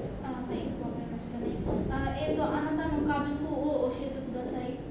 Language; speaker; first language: Japanese; non-native, fluent; Bangla